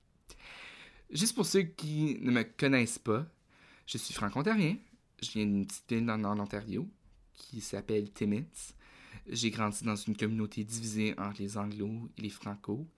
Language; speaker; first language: French; native; French